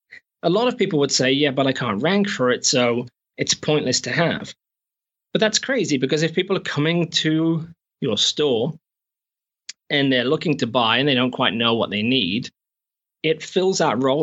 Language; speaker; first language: English; native; English